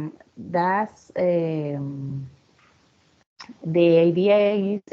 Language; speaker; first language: English; non-native, learner; Spanish